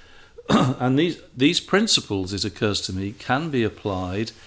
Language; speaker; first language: English; native; English